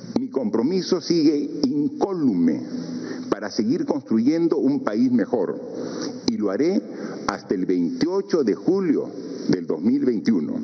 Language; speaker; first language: Spanish; native; Spanish